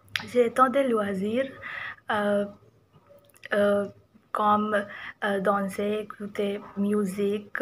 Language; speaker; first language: French; non-native, learner; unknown